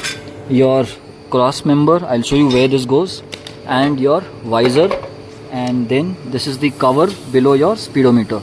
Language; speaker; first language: English; non-native, local second language; Hindi